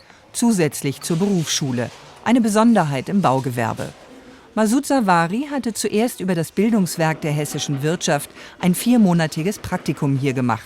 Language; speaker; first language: German; native; German